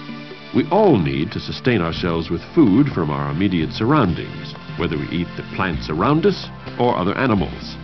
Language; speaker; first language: English; native; English